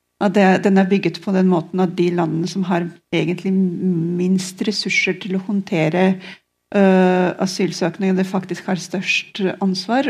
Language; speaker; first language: Norwegian; non-native, fluent; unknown